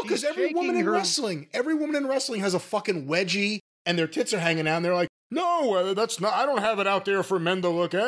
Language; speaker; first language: English; native; English